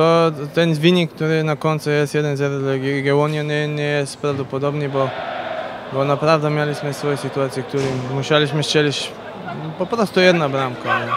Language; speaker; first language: Polish; non-native, learner; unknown